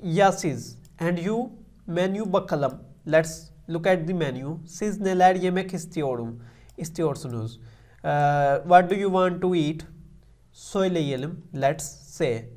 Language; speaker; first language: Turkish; non-native, learner; Urdu